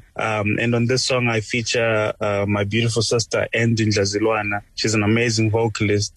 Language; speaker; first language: English; non-native, local second language; Shona